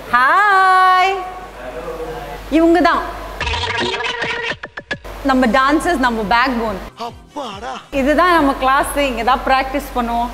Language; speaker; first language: English; non-native, local second language; Assamese